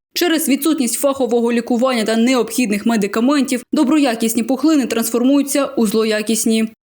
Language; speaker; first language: Ukrainian; native; Ukrainian